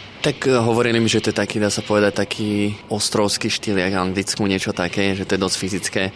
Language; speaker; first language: Slovak; native; Slovak